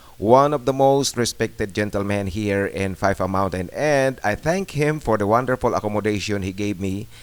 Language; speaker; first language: English; non-native, local second language; Filipino